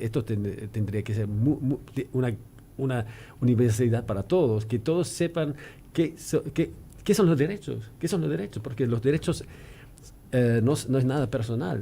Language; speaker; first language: Spanish; non-native, fluent; German